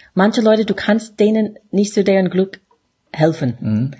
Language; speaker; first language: German; non-native, fluent; English